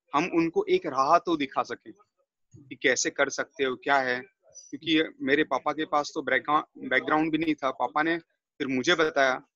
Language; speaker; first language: Hindi; native; Hindi